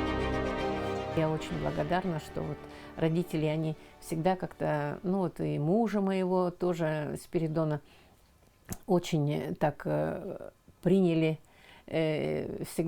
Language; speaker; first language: Russian; non-native, local second language; Yakut